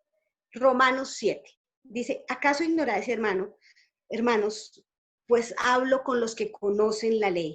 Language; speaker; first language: Spanish; native; Spanish